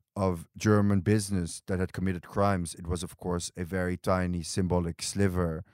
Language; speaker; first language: English; non-native, fluent; Dutch